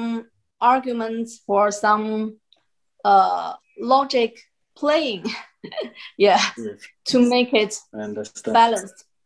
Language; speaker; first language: English; non-native, fluent; Chinese